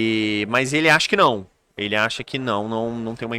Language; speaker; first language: Portuguese; native; Portuguese